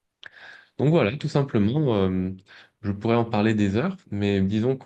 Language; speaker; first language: French; native; French